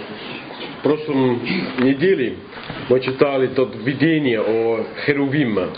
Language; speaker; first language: Russian; non-native, fluent; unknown